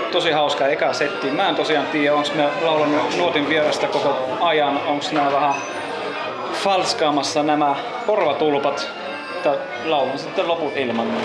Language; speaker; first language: Finnish; non-native, fluent; German